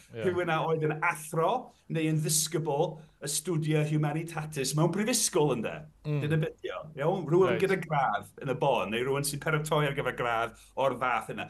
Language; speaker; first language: Welsh; non-native, fluent; English